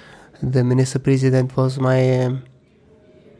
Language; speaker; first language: Dutch; non-native, fluent; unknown